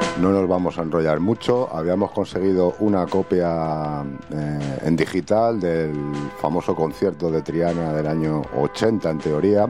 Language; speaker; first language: Spanish; native; Spanish